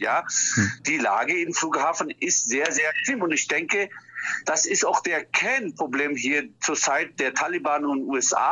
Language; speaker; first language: German; non-native, fluent; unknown